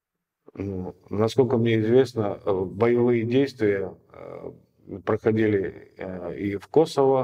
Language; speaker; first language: Russian; native; Russian